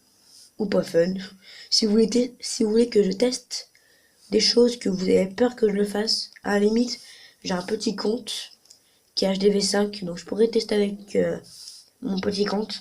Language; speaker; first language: French; native; French